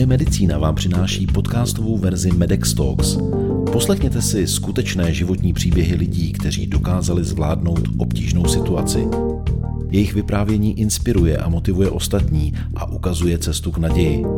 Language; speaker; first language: Czech; native; Czech